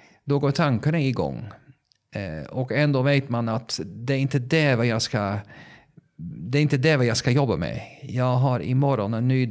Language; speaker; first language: Swedish; non-native, fluent; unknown